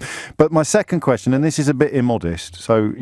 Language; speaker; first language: English; native; English